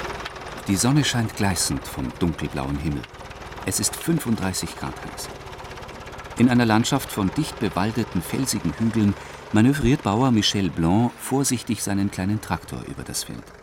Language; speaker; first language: German; native; German